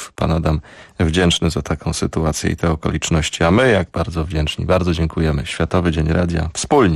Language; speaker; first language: Polish; native; Polish